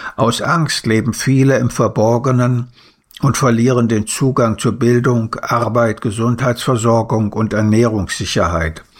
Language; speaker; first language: German; native; German